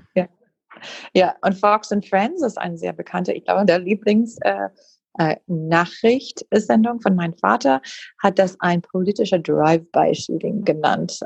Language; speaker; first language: German; non-native, fluent; English